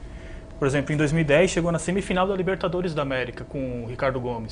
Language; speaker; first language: Portuguese; native; Portuguese